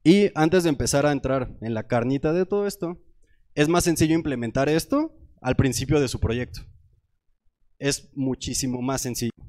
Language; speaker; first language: Spanish; native; Spanish